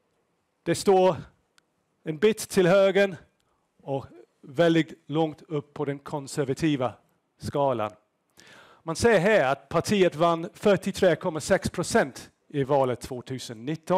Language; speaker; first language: Swedish; non-native, fluent; English